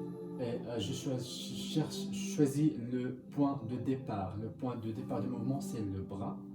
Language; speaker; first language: French; non-native, learner; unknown